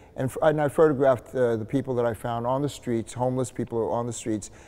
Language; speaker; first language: English; native; English